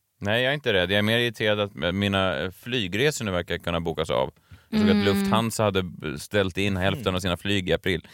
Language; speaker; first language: Swedish; native; Swedish